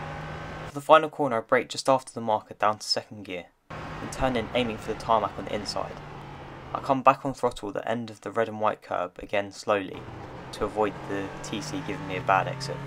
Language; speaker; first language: English; native; English